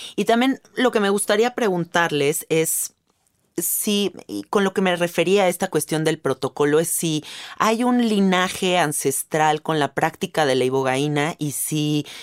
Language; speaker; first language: Spanish; native; Spanish